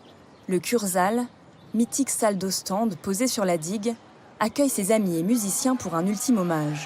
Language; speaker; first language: French; native; French